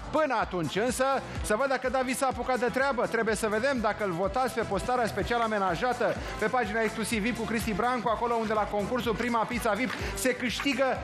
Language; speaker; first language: Romanian; native; Romanian